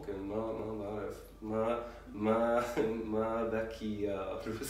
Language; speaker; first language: Arabic; non-native, learner; English